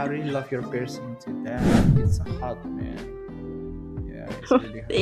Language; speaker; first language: English; non-native, learner; Indonesian